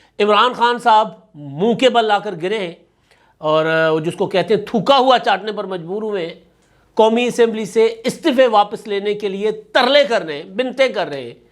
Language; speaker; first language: Urdu; non-native, local second language; Sindhi